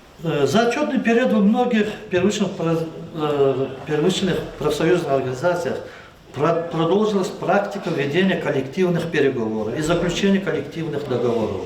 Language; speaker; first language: Russian; non-native, local second language; Lezghian